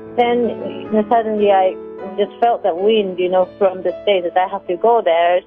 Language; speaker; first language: English; non-native, fluent; Japanese